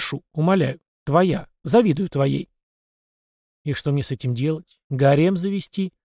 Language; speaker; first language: Russian; native; Russian